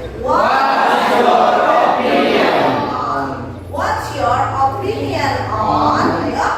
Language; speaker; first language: English; non-native, fluent; Indonesian